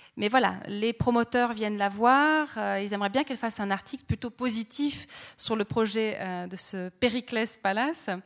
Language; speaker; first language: French; native; French